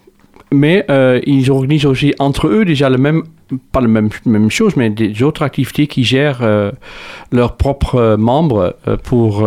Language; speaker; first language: French; non-native, fluent; Dutch